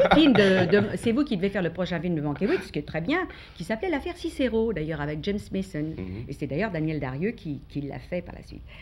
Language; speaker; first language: French; native; French